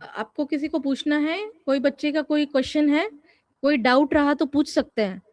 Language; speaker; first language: Hindi; non-native, local second language; Marathi